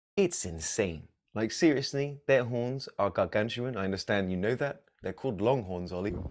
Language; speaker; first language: English; native; English